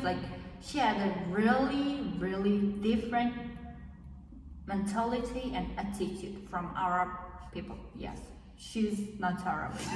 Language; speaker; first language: English; non-native, learner; Kazakh